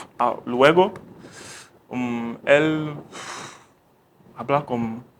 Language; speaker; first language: Spanish; non-native, learner; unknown